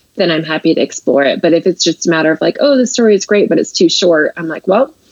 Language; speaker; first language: English; native; English